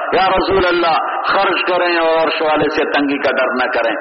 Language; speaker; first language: Urdu; non-native, local second language; Punjabi